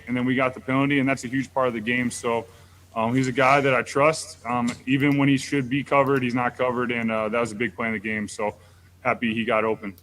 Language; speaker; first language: English; native; English